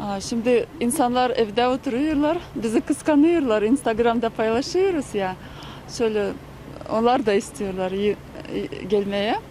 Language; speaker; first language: Turkish; non-native, fluent; Russian